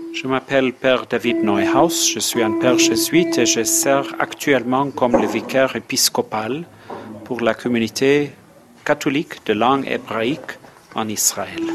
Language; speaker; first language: French; non-native, fluent; English